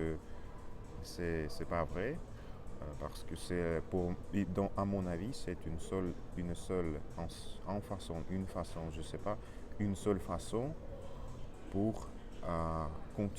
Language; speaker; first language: French; non-native, learner; Russian